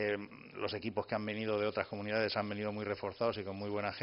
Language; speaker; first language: Spanish; native; Spanish